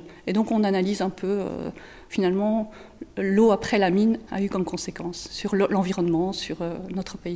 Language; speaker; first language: French; native; French